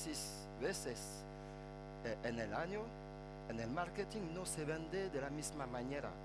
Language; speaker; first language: Spanish; non-native, fluent; French